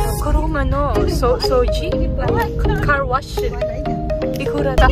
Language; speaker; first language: Japanese; non-native, learner; Filipino